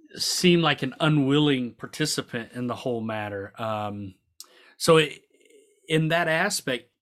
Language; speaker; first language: English; native; English